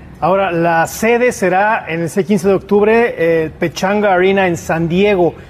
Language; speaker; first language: Spanish; native; Spanish